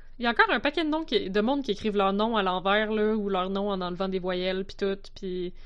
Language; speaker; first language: French; native; French